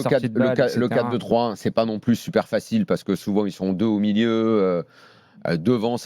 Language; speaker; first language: French; native; French